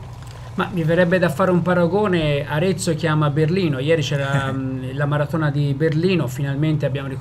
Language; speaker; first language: Italian; native; Italian